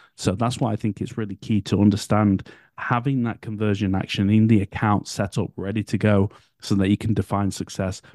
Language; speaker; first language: English; native; English